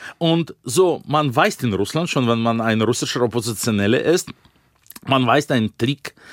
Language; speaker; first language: German; non-native, fluent; Russian